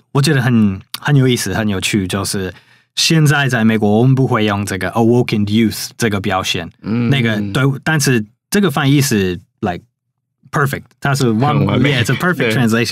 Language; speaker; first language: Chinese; non-native, fluent; English